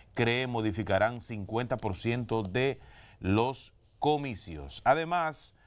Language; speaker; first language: Spanish; native; Spanish